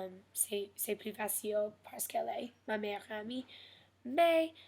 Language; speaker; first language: French; non-native, learner; English